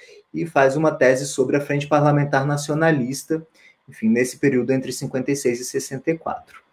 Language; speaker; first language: Portuguese; native; Portuguese